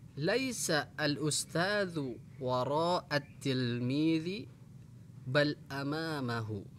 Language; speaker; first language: Arabic; non-native, fluent; Indonesian